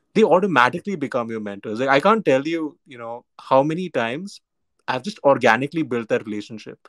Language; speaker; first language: English; non-native, local second language; Hindi